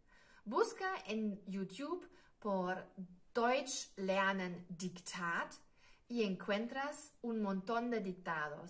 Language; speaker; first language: Spanish; non-native, fluent; German